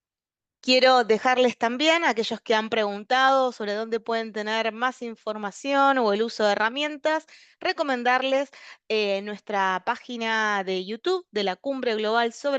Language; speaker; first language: Spanish; native; Spanish